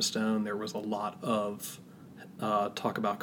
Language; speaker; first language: English; native; English